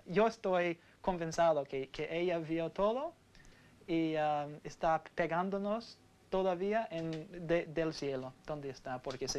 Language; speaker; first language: Spanish; non-native, learner; English